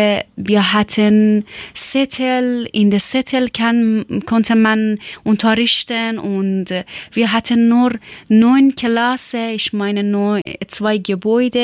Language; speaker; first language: German; non-native, learner; Persian